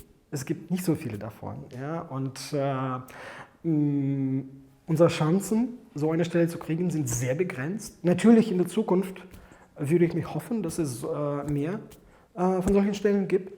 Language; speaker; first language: German; non-native, fluent; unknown